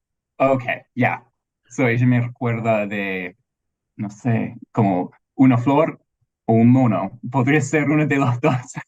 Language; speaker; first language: Spanish; non-native, fluent; English